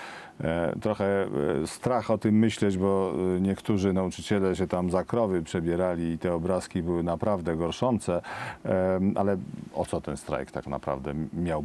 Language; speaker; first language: Polish; native; Polish